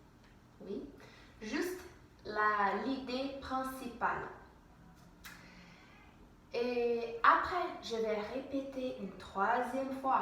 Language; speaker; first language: French; non-native, fluent; English